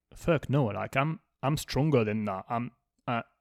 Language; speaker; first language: English; non-native, fluent; Spanish